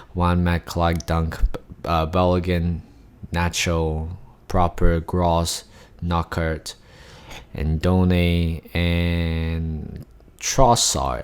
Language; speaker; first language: English; non-native, fluent; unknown